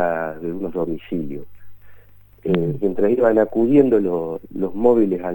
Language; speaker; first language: Spanish; native; Spanish